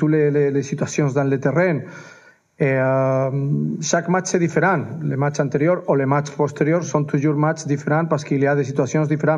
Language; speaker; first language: French; non-native, fluent; Spanish